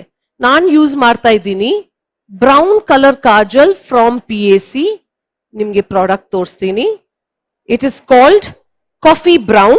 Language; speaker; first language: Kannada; non-native, learner; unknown